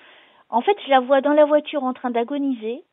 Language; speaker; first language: French; native; French